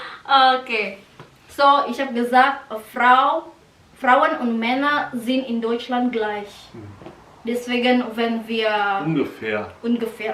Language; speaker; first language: German; non-native, learner; Indonesian